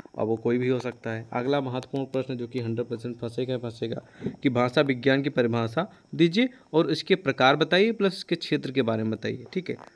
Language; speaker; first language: Hindi; native; Hindi